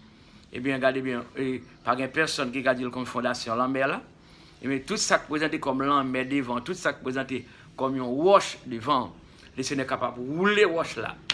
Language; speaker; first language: French; non-native, local second language; Haitian Creole